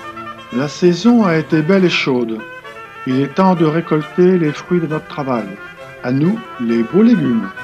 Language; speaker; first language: French; native; French